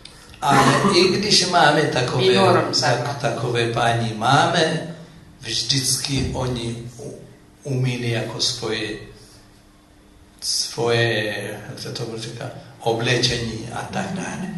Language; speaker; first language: Czech; non-native, fluent; Amharic